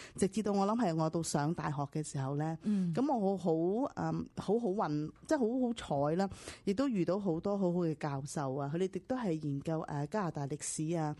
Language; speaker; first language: Cantonese; native; Cantonese